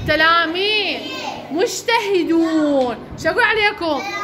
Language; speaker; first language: Arabic; native; Arabic